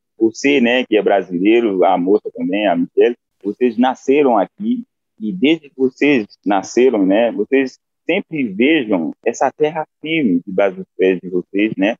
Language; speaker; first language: Portuguese; non-native, fluent; Haitian Creole